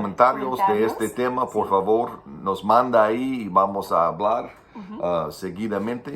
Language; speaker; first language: Spanish; non-native, fluent; English